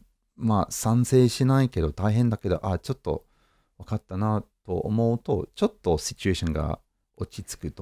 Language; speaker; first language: Japanese; non-native, fluent; English